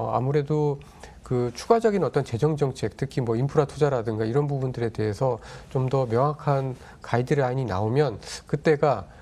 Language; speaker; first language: Korean; native; Korean